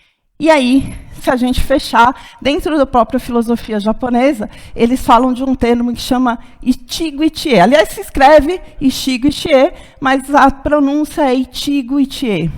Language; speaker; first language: Portuguese; native; Portuguese